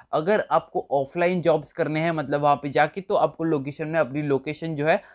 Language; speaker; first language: Hindi; native; Hindi